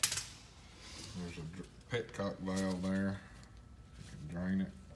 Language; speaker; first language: English; native; English